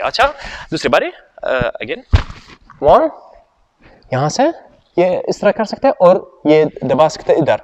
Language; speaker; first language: Hindi; non-native, learner; Arabic